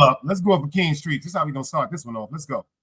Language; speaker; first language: English; native; English